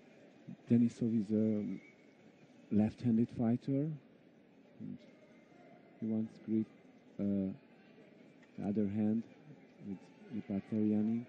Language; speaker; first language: English; non-native, learner; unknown